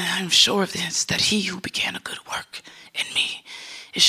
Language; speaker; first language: English; native; English